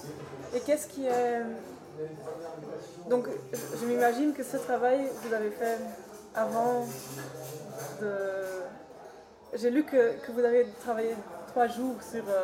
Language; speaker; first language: French; non-native, learner; Dutch